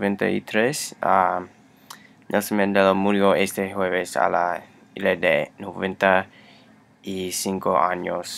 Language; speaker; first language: Spanish; non-native, learner; English